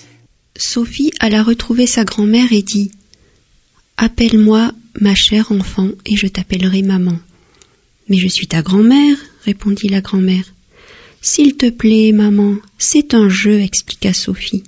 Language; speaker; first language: French; native; French